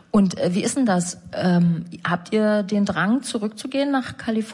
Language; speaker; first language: German; native; German